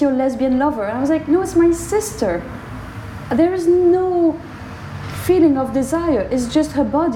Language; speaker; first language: English; non-native, fluent; French